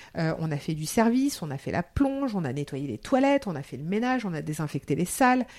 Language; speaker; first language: French; early bilingual, heritage; French